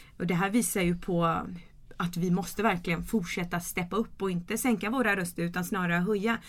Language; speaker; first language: Swedish; early bilingual, other home language; Kurdish